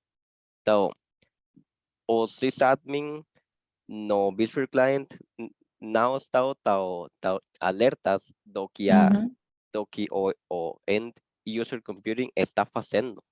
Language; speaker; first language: Portuguese; non-native, fluent; Spanish